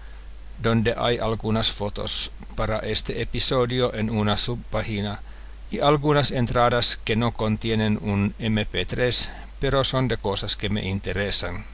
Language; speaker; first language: Spanish; non-native, fluent; Finnish